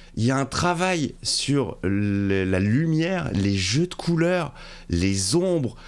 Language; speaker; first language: French; native; French